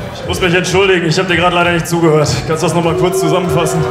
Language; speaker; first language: German; native; German